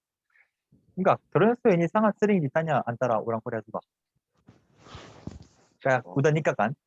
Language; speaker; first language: Indonesian; non-native, fluent; Korean